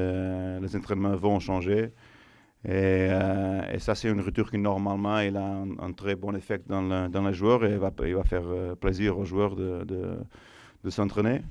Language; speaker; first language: French; non-native, fluent; Portuguese